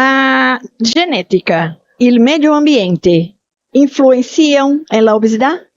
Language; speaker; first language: Spanish; non-native, learner; Portuguese